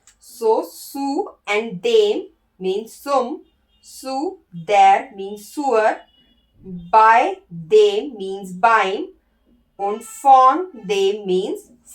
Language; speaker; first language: German; non-native, learner; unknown